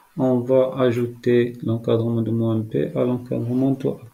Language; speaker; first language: French; non-native, local second language; Arabic